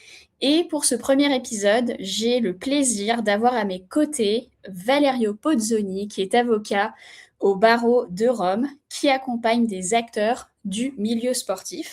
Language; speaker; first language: French; native; French